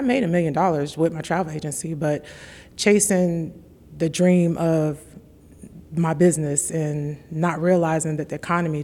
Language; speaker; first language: English; native; English